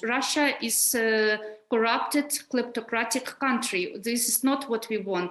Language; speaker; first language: English; non-native, fluent; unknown